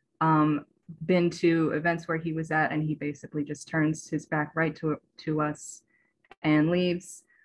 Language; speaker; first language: English; native; English